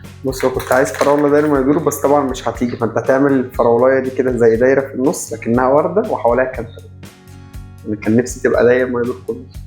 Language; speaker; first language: Arabic; native; Arabic